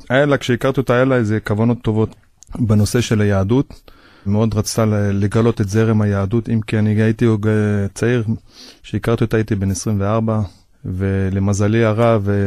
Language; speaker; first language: Hebrew; native; Hebrew